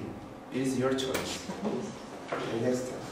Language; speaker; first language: English; non-native, learner; Korean